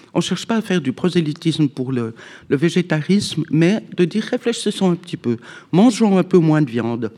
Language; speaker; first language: French; native; French